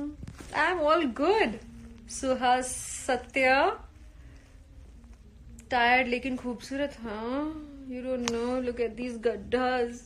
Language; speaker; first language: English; non-native, local second language; Hindi